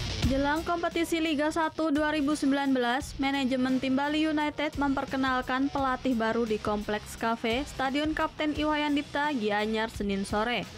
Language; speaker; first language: Indonesian; native; Indonesian